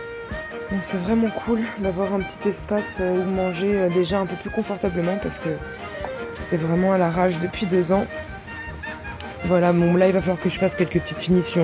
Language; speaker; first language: French; native; French